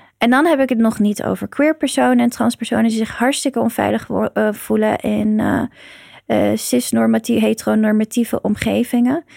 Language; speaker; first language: Dutch; early bilingual, other home language; Persian